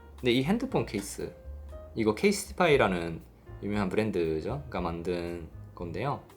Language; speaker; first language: Korean; non-native, fluent; Japanese